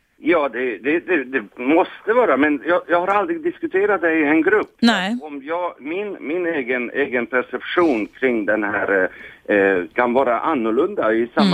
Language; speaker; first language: Swedish; non-native, fluent; Hungarian